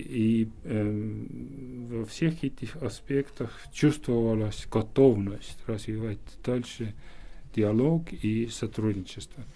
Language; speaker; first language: Russian; non-native, fluent; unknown